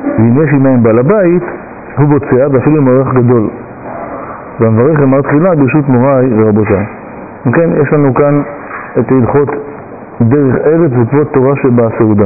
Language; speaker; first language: Hebrew; native; Hebrew